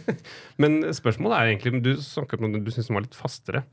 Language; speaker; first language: Norwegian; native; Norwegian